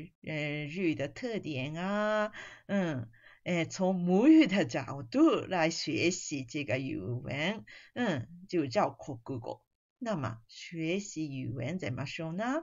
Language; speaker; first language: Chinese; non-native, fluent; Japanese